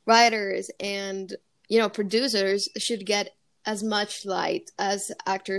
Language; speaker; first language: English; non-native, fluent; Spanish